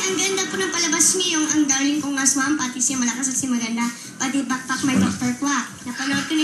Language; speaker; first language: Filipino; early bilingual, heritage; Filipino